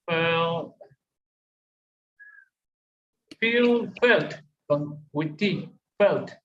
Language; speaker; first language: English; non-native, learner; Spanish